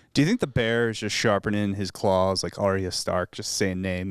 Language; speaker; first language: English; native; English